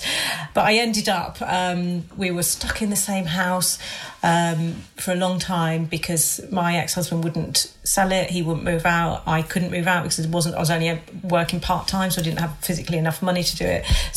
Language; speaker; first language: English; native; English